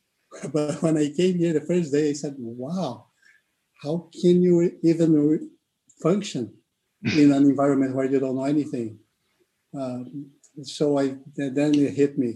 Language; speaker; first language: English; non-native, fluent; Portuguese